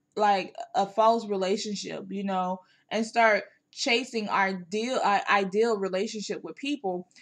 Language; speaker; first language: English; native; English